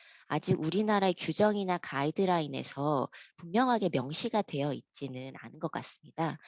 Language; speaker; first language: Korean; native; Korean